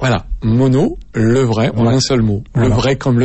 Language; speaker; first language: French; native; French